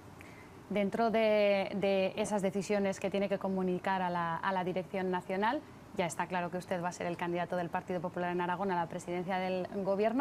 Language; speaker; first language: Spanish; native; Spanish